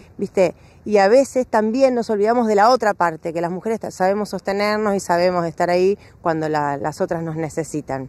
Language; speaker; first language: Spanish; native; Spanish